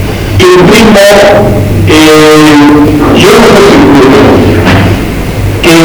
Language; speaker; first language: Italian; non-native, learner; Spanish